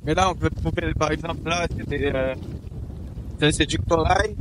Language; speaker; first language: French; native; French